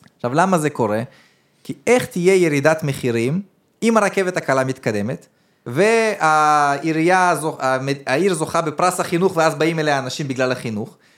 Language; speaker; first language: Hebrew; early bilingual, other home language; Russian